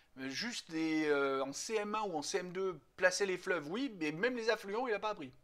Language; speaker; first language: French; native; French